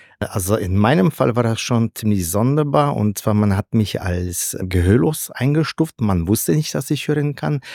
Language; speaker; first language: German; non-native, fluent; Polish